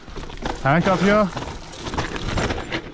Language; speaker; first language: German; native; German